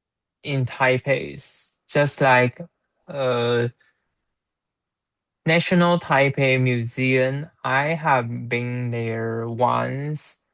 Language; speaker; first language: English; non-native, learner; Chinese